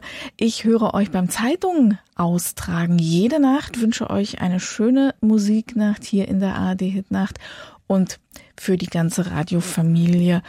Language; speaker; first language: German; native; German